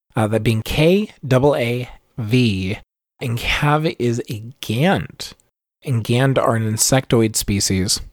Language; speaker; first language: English; native; English